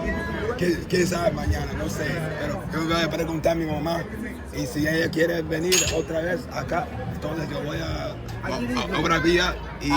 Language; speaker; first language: Spanish; non-native, learner; English